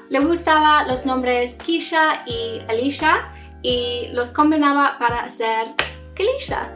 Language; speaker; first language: Spanish; non-native, learner; English